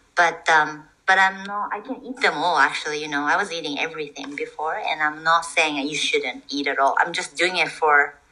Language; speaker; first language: English; non-native, fluent; Japanese